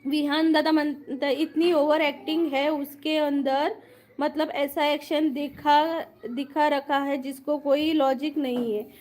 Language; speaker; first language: Hindi; non-native, local second language; Marathi